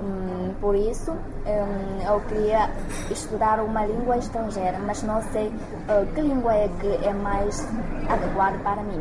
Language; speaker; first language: Portuguese; non-native, learner; Chinese